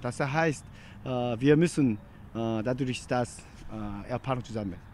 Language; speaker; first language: German; non-native, learner; Korean